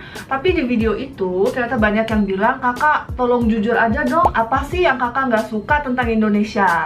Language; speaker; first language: Indonesian; early bilingual, heritage; Korean